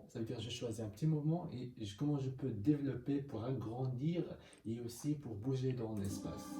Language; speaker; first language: French; non-native, learner; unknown